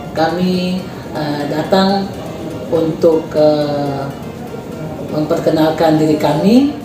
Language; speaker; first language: Indonesian; native; Indonesian